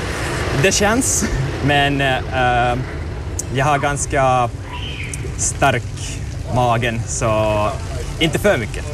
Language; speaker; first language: Swedish; non-native, local second language; Finnish